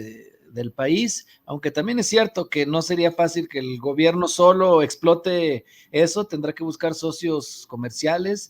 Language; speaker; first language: Spanish; native; Spanish